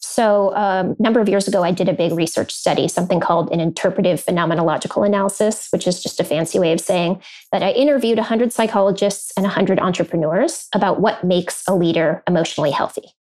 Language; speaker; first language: English; native; English